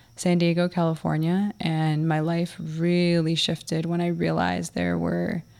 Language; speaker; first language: English; early bilingual, other home language; Russian